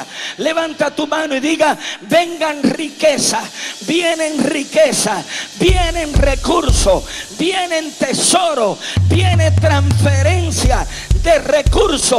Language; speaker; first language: Spanish; native; Spanish